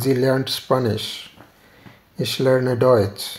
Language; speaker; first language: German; non-native, fluent; Bangla